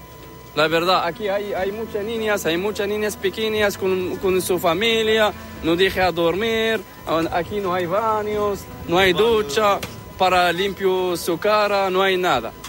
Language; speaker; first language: Spanish; non-native, learner; Arabic